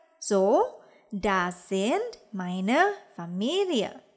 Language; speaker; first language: German; non-native, fluent; Indonesian